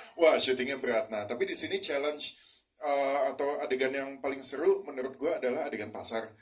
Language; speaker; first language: Indonesian; native; Indonesian